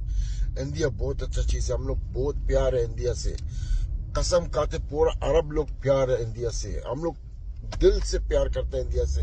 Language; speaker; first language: Hindi; non-native, learner; Arabic